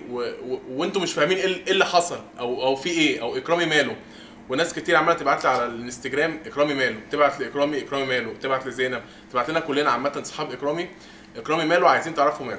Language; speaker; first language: Arabic; native; Arabic